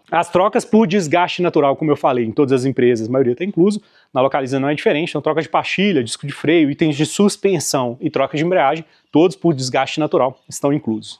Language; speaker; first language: Portuguese; native; Portuguese